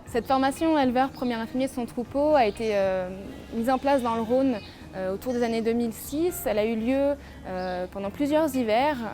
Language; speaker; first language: French; native; French